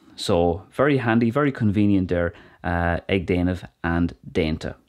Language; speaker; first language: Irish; non-native, local second language; English